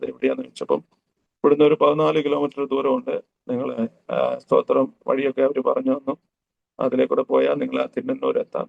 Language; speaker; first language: Malayalam; early bilingual, heritage; Malayalam